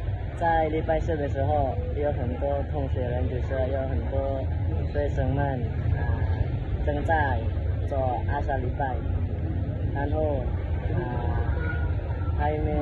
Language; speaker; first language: Chinese; non-native, learner; Indonesian